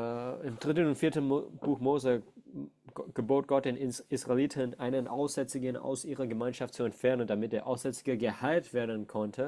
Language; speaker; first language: German; non-native, fluent; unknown